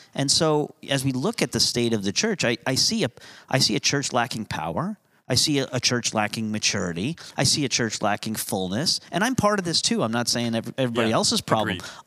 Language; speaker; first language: English; native; English